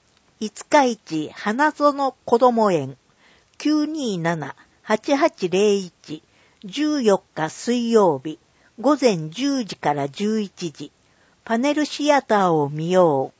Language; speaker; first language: Japanese; native; Japanese